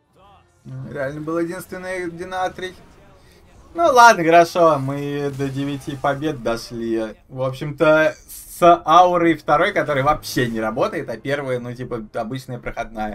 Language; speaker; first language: Russian; native; Russian